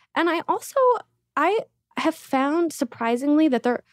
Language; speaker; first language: English; early bilingual, other home language; Russian